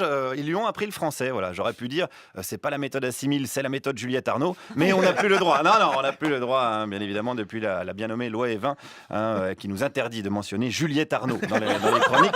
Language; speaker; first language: French; native; French